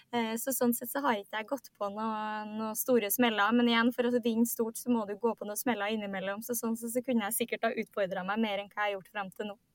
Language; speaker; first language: Norwegian; native; Norwegian